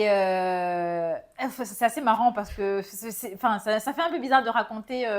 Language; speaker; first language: French; non-native, local second language; Bambara